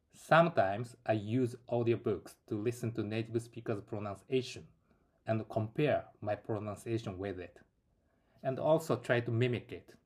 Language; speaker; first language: English; non-native, fluent; Japanese